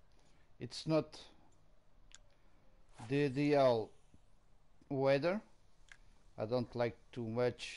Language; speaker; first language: English; non-native, learner; Portuguese